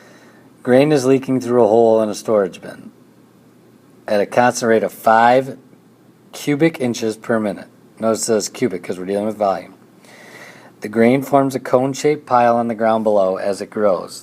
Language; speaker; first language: English; native; English